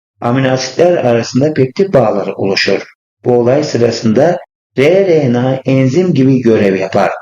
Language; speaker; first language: Turkish; native; Turkish